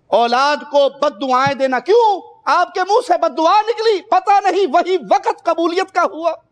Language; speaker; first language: Urdu; non-native, local second language; Punjabi